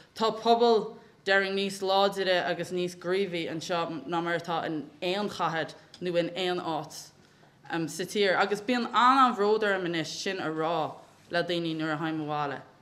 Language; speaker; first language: Irish; native; Irish